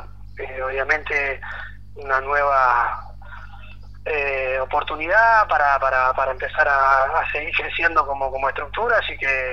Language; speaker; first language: Spanish; native; Spanish